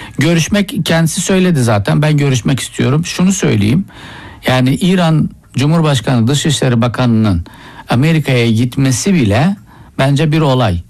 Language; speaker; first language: Turkish; native; Turkish